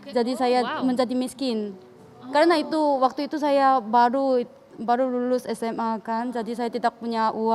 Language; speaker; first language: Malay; non-native, learner; Korean